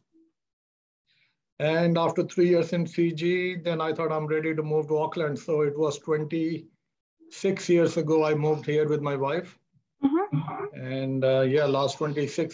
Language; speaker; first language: English; non-native, local second language; Hindi